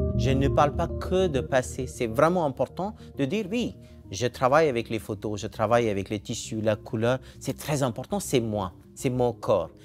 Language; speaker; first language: French; non-native, fluent; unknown